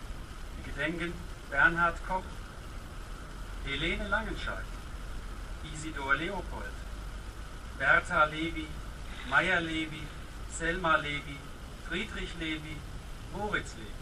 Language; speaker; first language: German; native; German